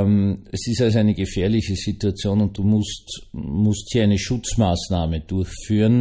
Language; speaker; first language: German; native; German